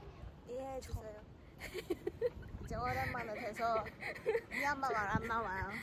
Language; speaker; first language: Korean; non-native, learner; Burmese